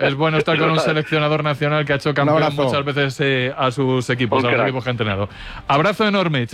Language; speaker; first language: Spanish; native; Spanish